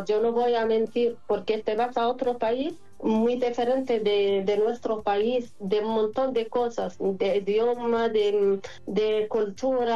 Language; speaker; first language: Spanish; non-native, fluent; Arabic